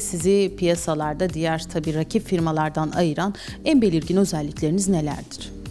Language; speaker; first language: Turkish; native; Turkish